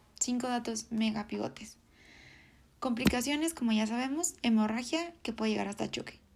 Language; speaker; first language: Spanish; native; Spanish